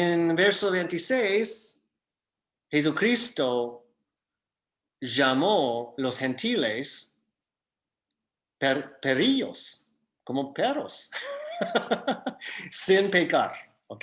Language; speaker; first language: Spanish; non-native, fluent; English